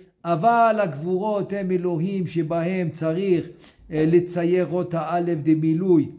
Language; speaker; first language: Hebrew; non-native, fluent; French